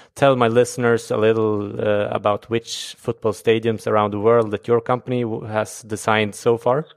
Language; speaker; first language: English; non-native, fluent; Swedish